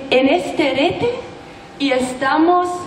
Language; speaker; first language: Spanish; non-native, learner; German